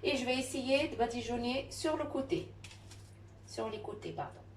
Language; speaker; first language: French; non-native, local second language; Arabic